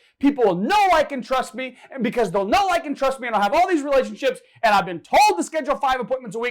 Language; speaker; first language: English; native; English